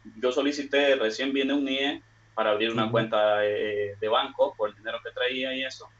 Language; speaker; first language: Spanish; native; Spanish